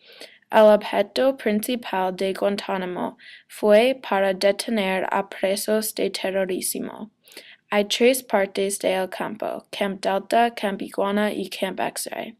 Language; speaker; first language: Spanish; non-native, learner; English